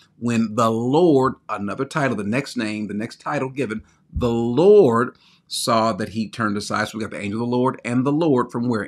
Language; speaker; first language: English; native; English